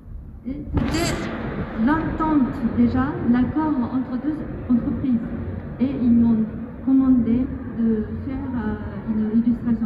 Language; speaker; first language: French; non-native, fluent; Japanese